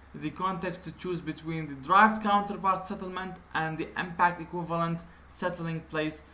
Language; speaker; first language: English; non-native, fluent; Arabic